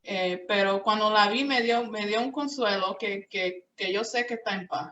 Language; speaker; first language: Spanish; early bilingual, heritage; Spanish